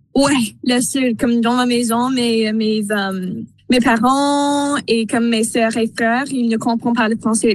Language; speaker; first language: French; non-native, local second language; English